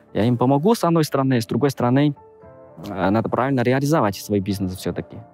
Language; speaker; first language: Russian; non-native, fluent; Chinese